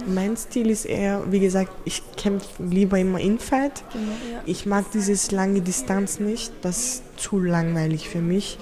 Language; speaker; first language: German; early bilingual, other home language; Turkish